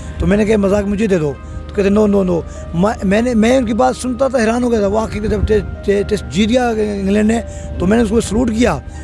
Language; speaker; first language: Urdu; non-native, local second language; Sindhi